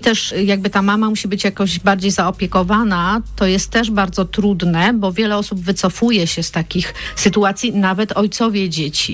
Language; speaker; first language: Polish; native; Polish